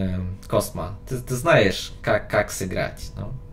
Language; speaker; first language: Russian; non-native, learner; Polish